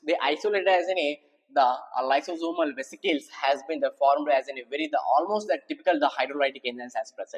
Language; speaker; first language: English; non-native, local second language; Telugu